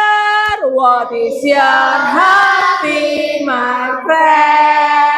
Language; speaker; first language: English; non-native, learner; Indonesian